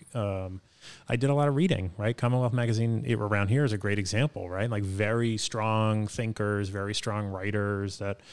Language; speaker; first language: English; native; English